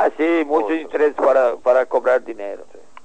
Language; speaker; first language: Spanish; non-native, learner; Serbian